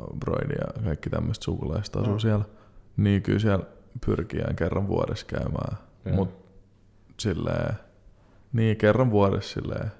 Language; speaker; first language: Finnish; early bilingual, other home language; Serbian